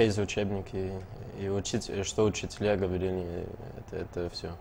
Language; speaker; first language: Russian; early bilingual, heritage; Russian